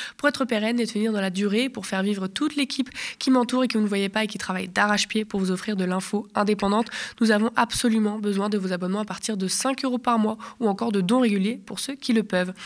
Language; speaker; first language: French; native; French